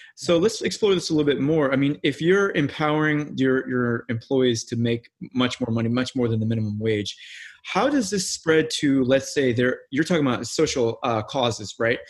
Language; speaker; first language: English; native; English